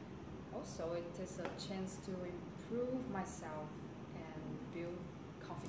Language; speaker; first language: English; non-native, learner; Chinese